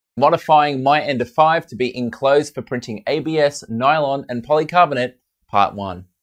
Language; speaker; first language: English; native; English